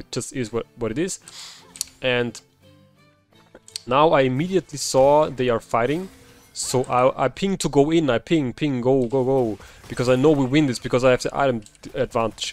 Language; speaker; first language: English; non-native, fluent; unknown